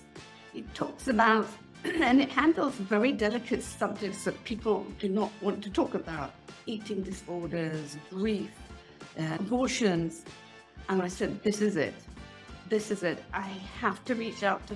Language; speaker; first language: English; native; English